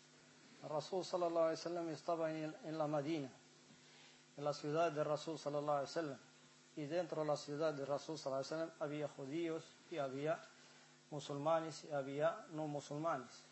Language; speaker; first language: Spanish; non-native, fluent; Arabic